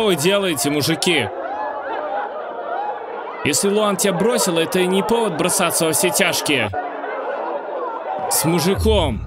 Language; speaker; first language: Russian; native; Russian